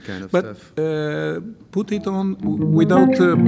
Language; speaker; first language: English; non-native, learner; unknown